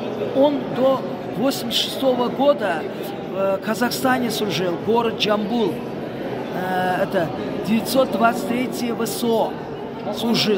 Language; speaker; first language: Russian; non-native, local second language; Uzbek